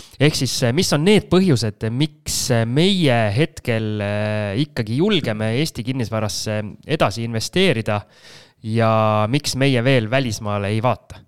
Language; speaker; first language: Estonian; native; Estonian